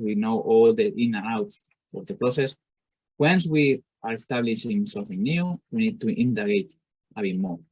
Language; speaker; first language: English; non-native, fluent; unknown